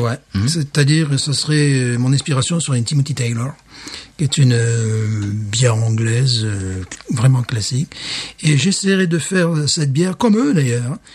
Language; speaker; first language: French; native; French